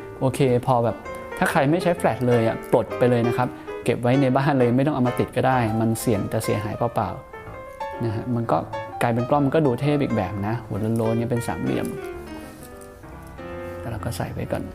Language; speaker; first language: Thai; native; Thai